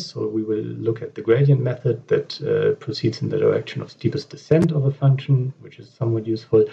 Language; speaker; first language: English; non-native, fluent; German